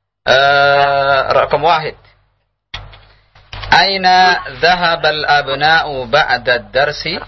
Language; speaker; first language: Arabic; non-native, fluent; Indonesian